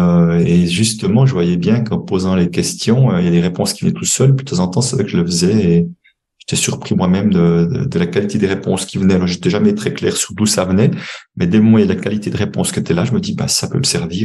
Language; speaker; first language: French; native; French